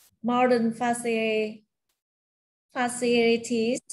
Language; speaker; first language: English; non-native, learner; Vietnamese